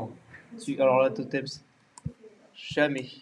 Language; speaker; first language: French; native; French